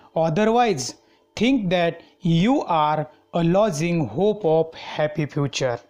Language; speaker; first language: English; non-native, local second language; Marathi